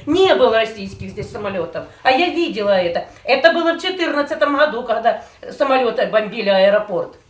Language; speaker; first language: Russian; native; Russian